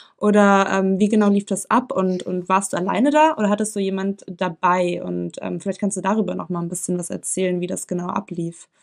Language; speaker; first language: German; native; German